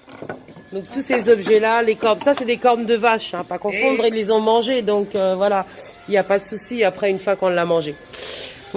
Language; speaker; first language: French; native; French